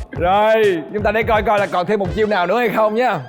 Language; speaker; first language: Vietnamese; native; Vietnamese